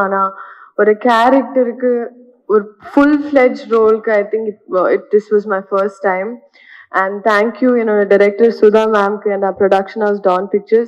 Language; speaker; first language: Tamil; non-native, learner; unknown